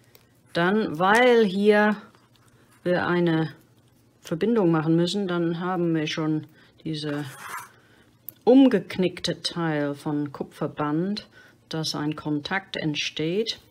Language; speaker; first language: German; non-native, fluent; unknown